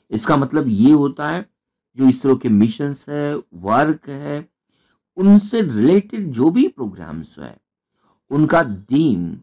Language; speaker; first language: Hindi; non-native, local second language; Marathi